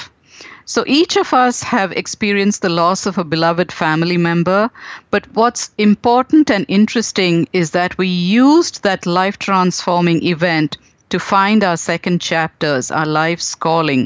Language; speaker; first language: English; non-native, local second language; Tamil